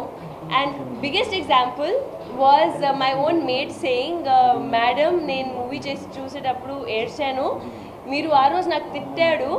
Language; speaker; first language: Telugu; non-native, local second language; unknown